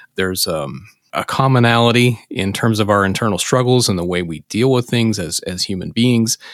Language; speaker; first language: English; native; English